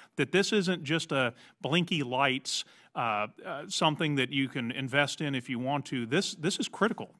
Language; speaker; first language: English; native; English